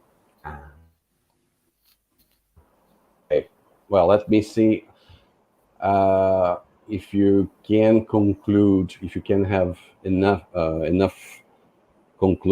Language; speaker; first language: English; non-native, fluent; Portuguese